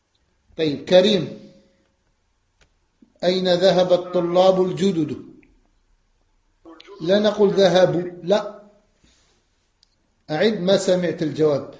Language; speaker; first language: Arabic; non-native, fluent; French